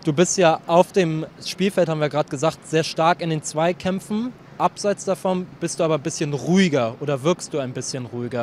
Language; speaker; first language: German; native; German